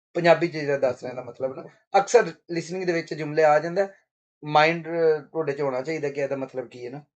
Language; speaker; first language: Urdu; non-native, local second language; Punjabi